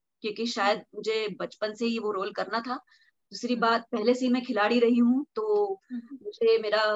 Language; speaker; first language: Hindi; non-native, local second language; Marathi